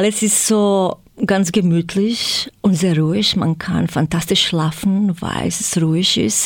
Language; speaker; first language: German; non-native, fluent; Croatian